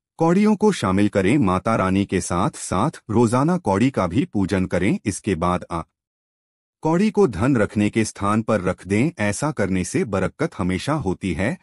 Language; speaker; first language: Hindi; native; Hindi